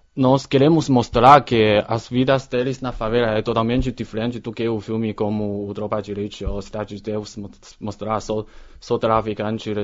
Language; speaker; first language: Portuguese; non-native, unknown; Chinese